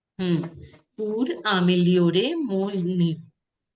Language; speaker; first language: French; non-native, fluent; Hindi